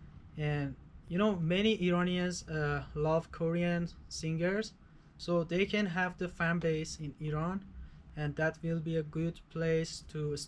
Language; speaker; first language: English; non-native, fluent; Persian